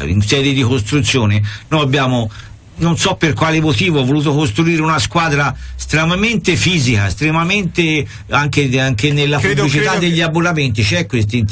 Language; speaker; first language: Italian; native; Italian